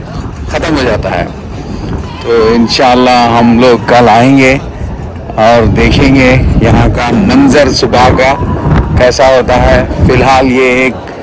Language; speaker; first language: Hindi; native; Hindi